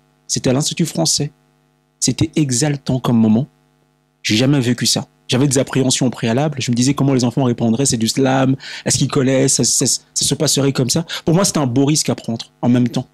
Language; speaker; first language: French; non-native, local second language; Lingala